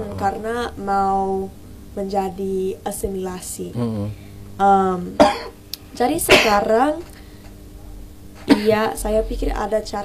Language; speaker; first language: Indonesian; early bilingual, heritage; English